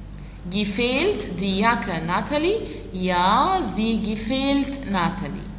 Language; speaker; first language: German; non-native, fluent; Arabic